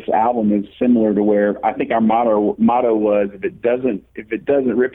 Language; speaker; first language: English; native; English